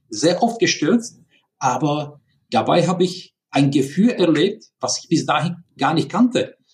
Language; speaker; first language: German; non-native, fluent; Czech